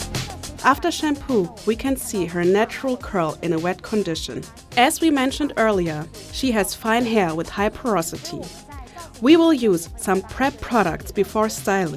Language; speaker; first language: English; non-native, fluent; Chinese